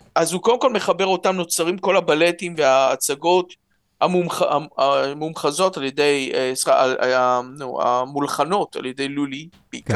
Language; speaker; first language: Hebrew; early bilingual, other home language; Russian